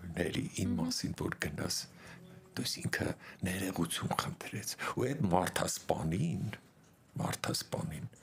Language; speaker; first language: Armenian; native; Armenian